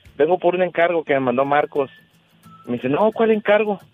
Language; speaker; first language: Spanish; native; Spanish